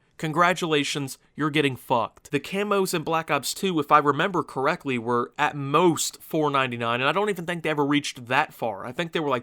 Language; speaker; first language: English; native; English